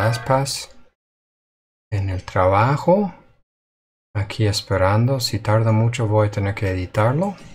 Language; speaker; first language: Spanish; non-native, fluent; English